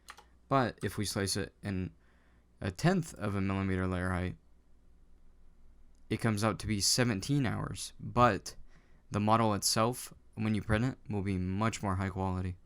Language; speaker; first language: English; native; English